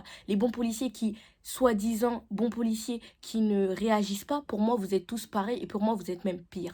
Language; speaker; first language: French; native; French